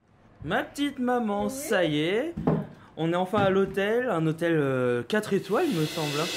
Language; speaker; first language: French; native; French